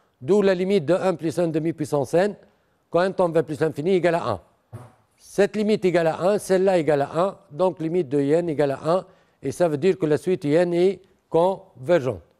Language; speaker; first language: French; non-native, local second language; Arabic